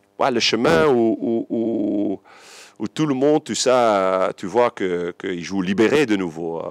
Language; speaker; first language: French; non-native, local second language; Dutch